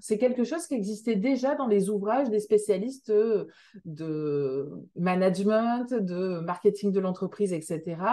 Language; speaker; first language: French; native; French